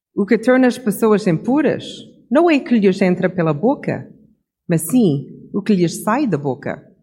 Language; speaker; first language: Portuguese; non-native, fluent; English